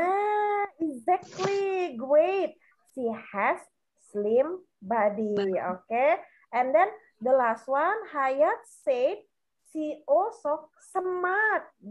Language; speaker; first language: English; non-native, learner; Indonesian